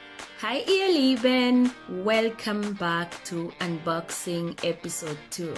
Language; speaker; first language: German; non-native, fluent; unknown